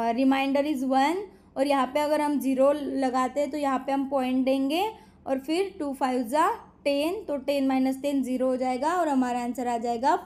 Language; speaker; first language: Hindi; non-native, local second language; Marathi